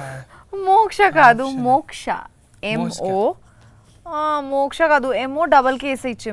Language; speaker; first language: Telugu; non-native, learner; Bangla